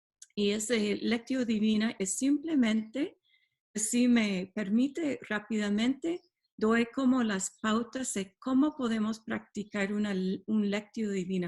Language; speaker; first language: Spanish; non-native, fluent; English